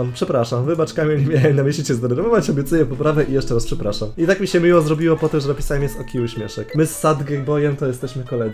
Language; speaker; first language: Polish; native; Polish